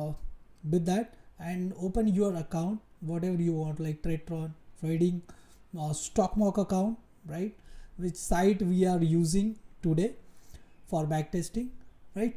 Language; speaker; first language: English; non-native, local second language; Hindi